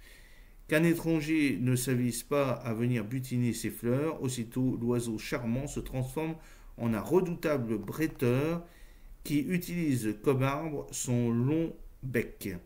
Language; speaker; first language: French; native; French